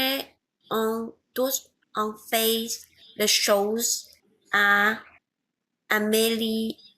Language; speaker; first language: French; non-native, learner; Vietnamese